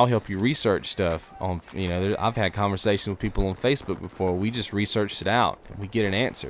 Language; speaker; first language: English; native; English